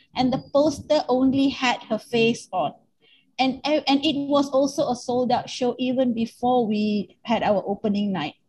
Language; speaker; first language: English; non-native, local second language; Malay